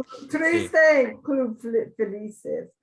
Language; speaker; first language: Spanish; non-native, learner; English